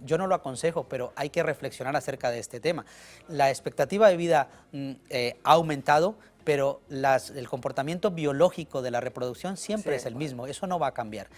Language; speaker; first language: Spanish; native; Spanish